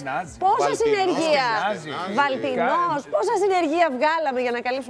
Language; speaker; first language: Greek; native; Greek